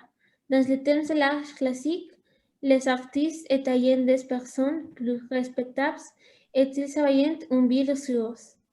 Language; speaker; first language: French; non-native, learner; Spanish